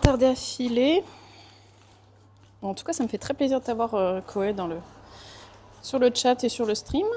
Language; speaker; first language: French; native; French